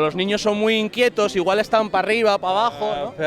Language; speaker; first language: Spanish; native; Spanish